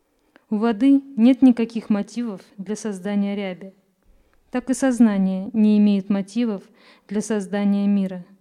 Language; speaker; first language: Russian; native; Russian